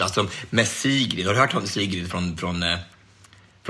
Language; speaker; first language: Swedish; native; Swedish